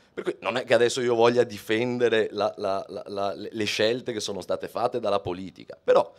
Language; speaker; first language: Italian; native; Italian